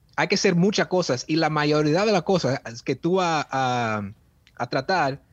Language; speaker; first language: Spanish; early bilingual, heritage; Spanish